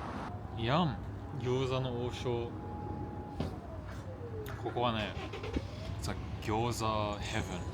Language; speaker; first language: Japanese; early bilingual, heritage; Japanese